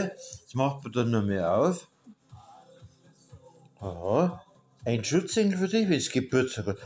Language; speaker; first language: German; native; German